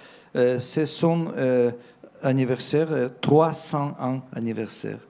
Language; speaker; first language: French; non-native, fluent; Russian